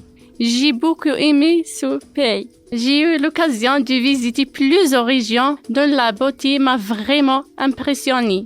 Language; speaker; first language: French; non-native, learner; Kabyle